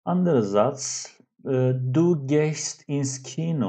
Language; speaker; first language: German; non-native, fluent; Turkish